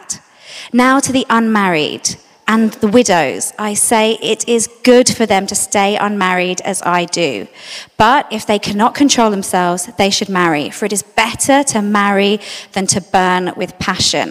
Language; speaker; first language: English; native; English